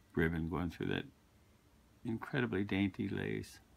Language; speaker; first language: English; native; English